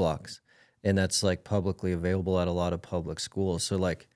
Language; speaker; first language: English; native; English